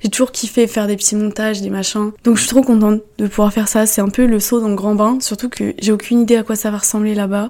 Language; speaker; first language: French; native; French